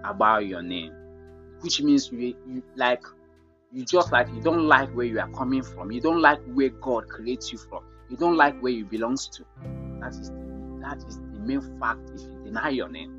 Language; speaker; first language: English; non-native, local second language; Igbo